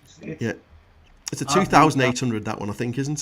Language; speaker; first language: English; native; English